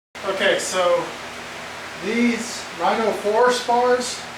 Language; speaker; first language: English; native; English